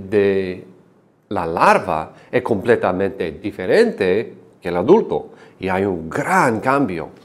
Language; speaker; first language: Spanish; non-native, fluent; English